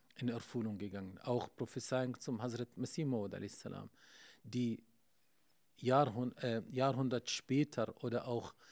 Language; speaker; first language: German; non-native, fluent; Arabic